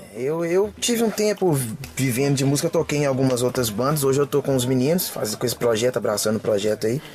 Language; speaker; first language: Portuguese; native; Portuguese